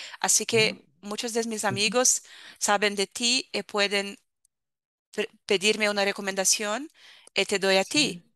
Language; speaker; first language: Spanish; non-native, fluent; Portuguese